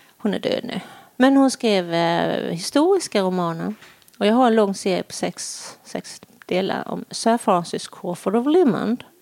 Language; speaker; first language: Swedish; native; Swedish